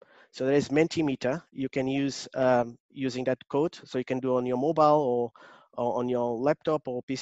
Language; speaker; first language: English; non-native, fluent; Portuguese